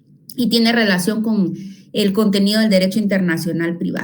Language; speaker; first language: Spanish; native; Spanish